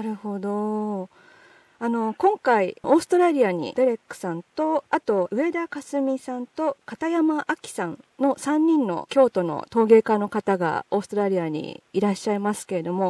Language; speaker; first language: Japanese; native; Japanese